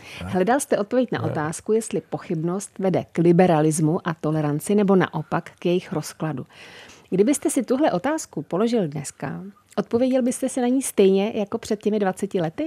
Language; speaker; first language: Czech; native; Czech